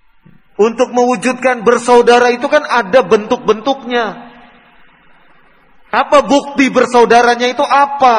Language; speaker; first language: Indonesian; native; Indonesian